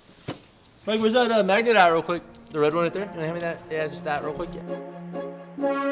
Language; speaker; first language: English; native; English